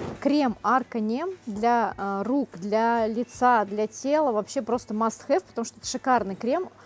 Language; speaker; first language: Russian; native; Russian